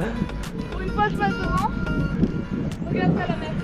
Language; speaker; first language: French; native; French